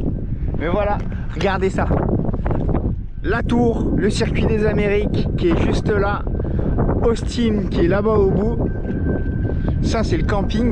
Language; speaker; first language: French; native; French